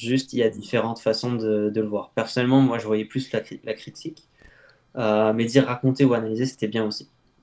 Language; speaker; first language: French; native; French